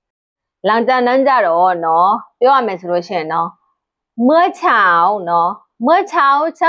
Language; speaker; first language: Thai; non-native, fluent; Burmese